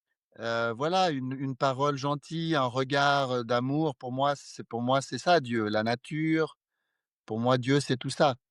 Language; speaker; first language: French; non-native, fluent; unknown